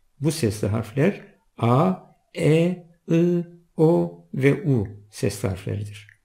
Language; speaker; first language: Turkish; non-native, local second language; Zaza